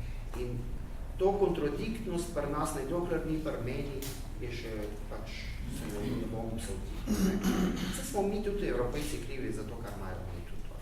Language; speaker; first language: Slovenian; early bilingual, heritage; Arabic